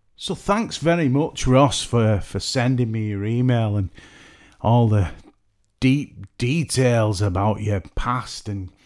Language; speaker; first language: English; native; English